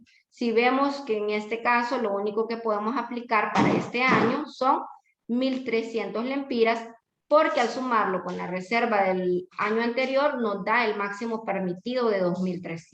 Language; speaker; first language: Spanish; native; Spanish